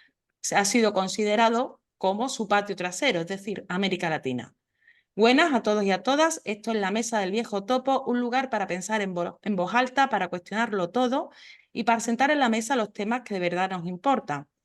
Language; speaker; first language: Spanish; native; Spanish